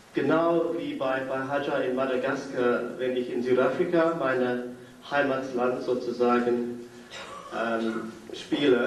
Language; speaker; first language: German; non-native, fluent; English